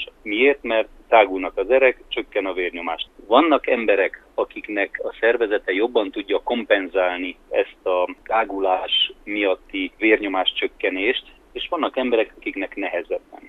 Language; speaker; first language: Hungarian; native; Hungarian